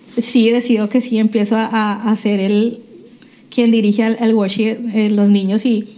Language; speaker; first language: Spanish; native; Spanish